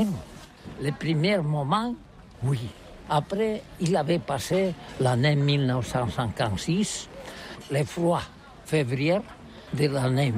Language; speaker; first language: French; non-native, learner; Catalan